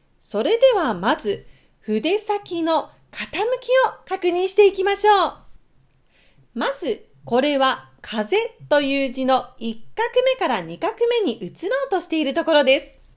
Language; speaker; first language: Japanese; native; Japanese